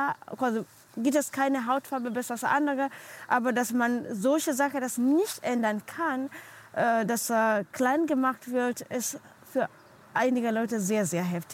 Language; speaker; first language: German; non-native, learner; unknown